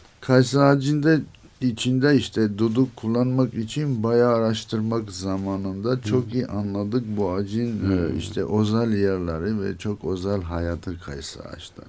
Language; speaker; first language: Turkish; non-native, learner; Armenian